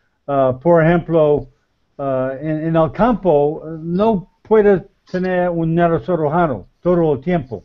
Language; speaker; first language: Spanish; non-native, learner; English